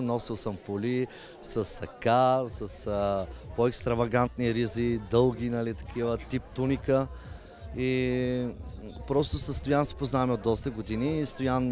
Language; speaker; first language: Bulgarian; native; Bulgarian